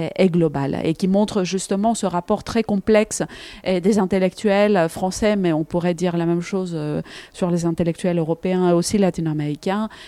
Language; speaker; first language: French; non-native, fluent; Greek